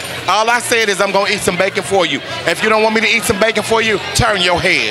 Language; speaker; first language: English; native; English